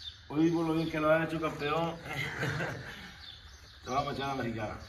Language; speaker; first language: Spanish; native; Spanish